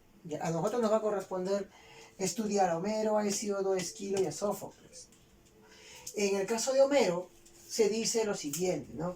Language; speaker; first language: Spanish; native; Spanish